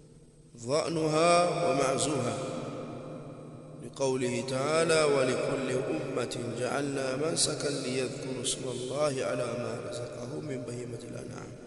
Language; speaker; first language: Arabic; non-native, fluent; Swahili